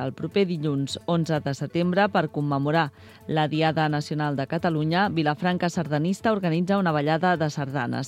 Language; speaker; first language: Catalan; native; Catalan